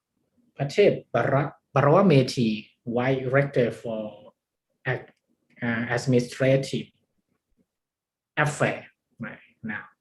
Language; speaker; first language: English; non-native, learner; Thai